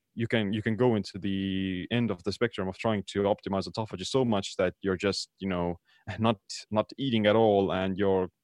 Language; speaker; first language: English; non-native, fluent; Estonian